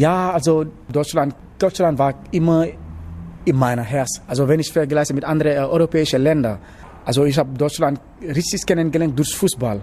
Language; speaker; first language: German; non-native, fluent; Wolof